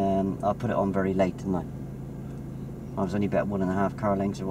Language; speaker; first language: English; native; English